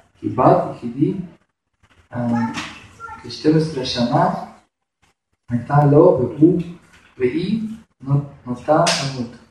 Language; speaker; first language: Hebrew; non-native, fluent; Russian